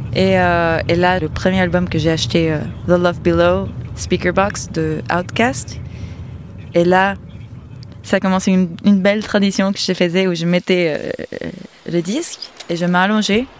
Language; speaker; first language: French; non-native, fluent; English